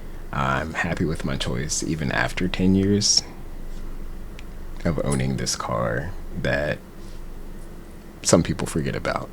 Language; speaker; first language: English; native; English